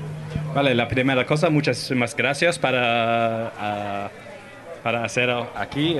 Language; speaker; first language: Spanish; non-native, learner; English